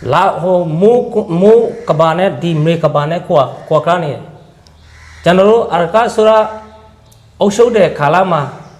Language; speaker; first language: Burmese; non-native, local second language; Rohingya